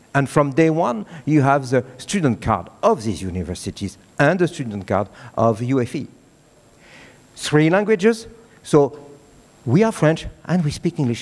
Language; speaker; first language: English; non-native, fluent; French